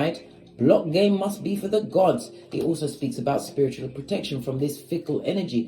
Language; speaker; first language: English; native; English